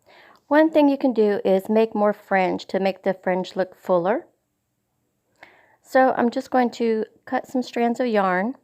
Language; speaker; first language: English; native; English